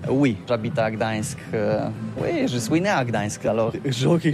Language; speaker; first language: French; non-native, learner; Polish